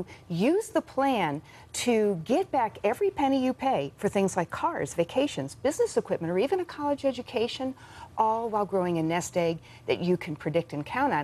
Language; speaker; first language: English; native; English